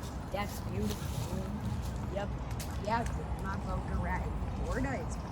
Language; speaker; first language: English; native; English